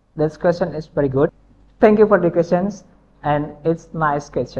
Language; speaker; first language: English; non-native, fluent; Indonesian